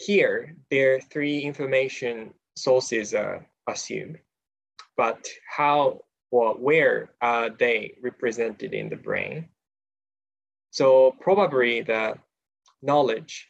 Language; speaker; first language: English; non-native, fluent; Japanese